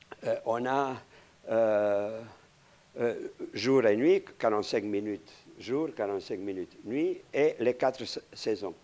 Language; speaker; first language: French; non-native, fluent; Romanian